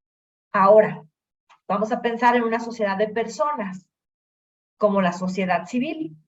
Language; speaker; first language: Spanish; native; Spanish